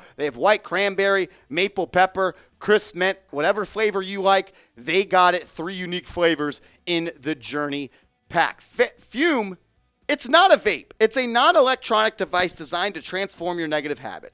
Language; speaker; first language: English; native; English